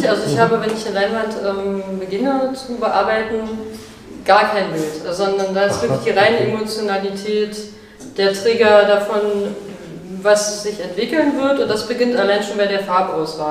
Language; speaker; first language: German; native; German